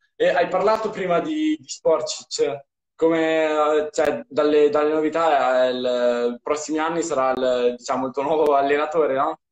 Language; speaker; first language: Italian; native; Italian